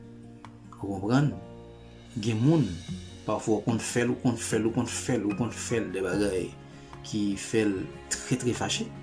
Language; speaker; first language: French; non-native, local second language; Haitian Creole